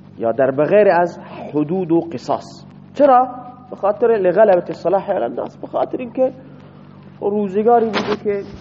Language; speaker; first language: Persian; non-native, local second language; Baluchi